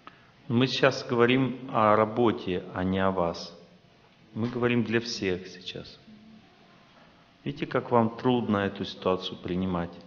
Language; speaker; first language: Russian; native; Russian